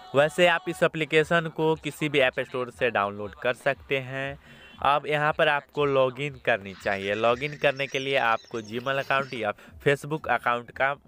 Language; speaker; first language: Hindi; native; Hindi